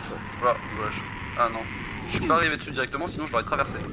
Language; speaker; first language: French; native; French